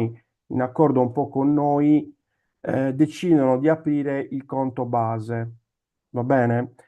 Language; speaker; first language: Italian; native; Italian